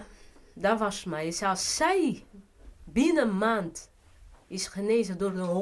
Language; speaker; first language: Dutch; non-native, fluent; Portuguese